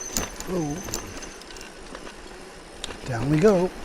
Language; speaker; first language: English; native; English